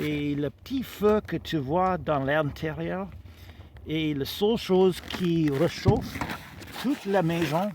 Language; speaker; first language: French; non-native, fluent; English